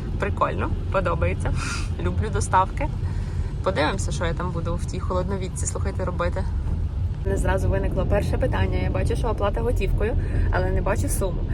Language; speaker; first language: Ukrainian; non-native, local second language; Russian